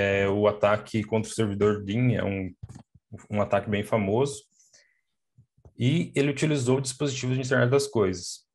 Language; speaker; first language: Portuguese; native; Portuguese